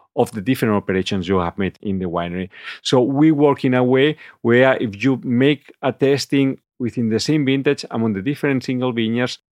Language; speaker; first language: English; non-native, fluent; Catalan